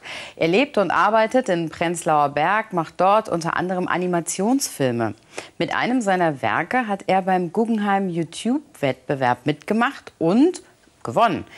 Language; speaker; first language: German; native; German